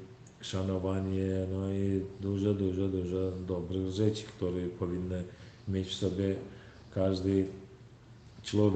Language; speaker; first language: Polish; non-native, learner; Turkmen